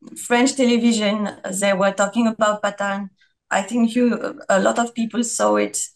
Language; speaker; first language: English; non-native, fluent; French